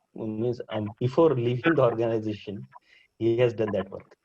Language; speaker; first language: English; non-native, local second language; Marathi